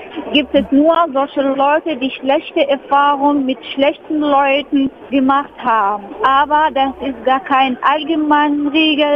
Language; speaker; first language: German; non-native, fluent; Arabic